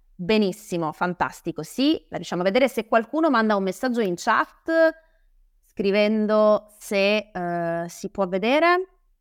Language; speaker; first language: Italian; native; Italian